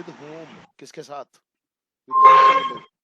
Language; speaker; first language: English; non-native, local second language; Hindi